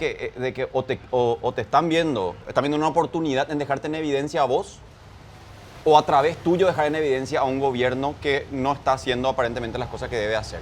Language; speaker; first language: Spanish; native; Spanish